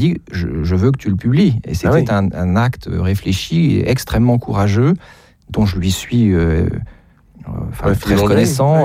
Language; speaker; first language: French; native; French